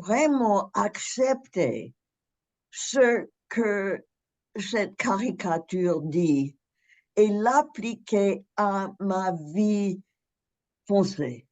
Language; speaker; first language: French; non-native, fluent; English